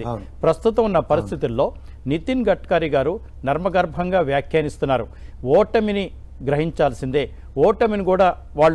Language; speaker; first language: Telugu; native; Telugu